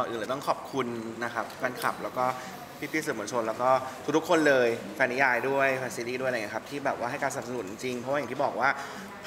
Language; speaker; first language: Thai; native; Thai